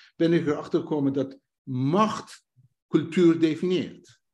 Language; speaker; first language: Dutch; non-native, fluent; Persian